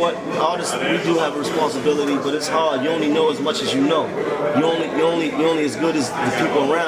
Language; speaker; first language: English; native; English